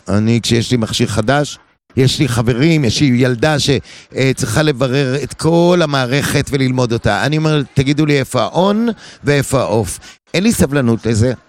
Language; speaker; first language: Hebrew; native; Hebrew